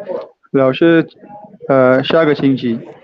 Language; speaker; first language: Chinese; non-native, learner; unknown